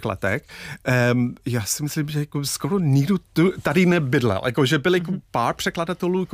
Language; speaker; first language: Czech; non-native, fluent; English